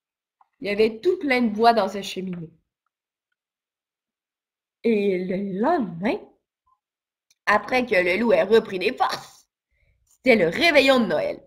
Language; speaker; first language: French; native; French